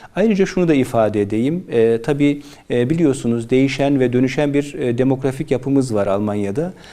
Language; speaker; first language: Turkish; native; Turkish